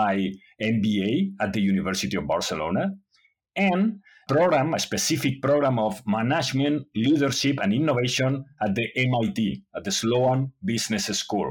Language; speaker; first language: English; non-native, fluent; Spanish